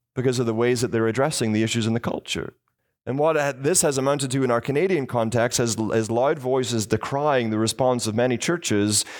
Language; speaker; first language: English; native; English